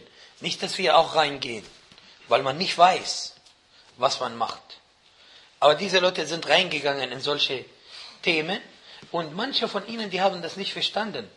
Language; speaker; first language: German; non-native, fluent; Arabic